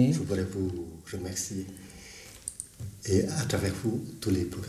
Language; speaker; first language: French; non-native, fluent; Vietnamese